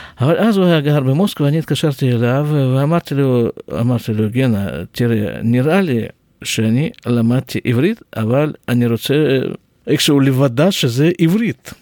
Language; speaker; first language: Hebrew; non-native, fluent; Russian